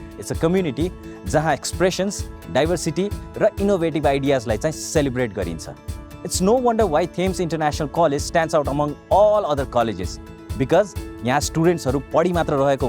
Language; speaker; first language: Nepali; native; Nepali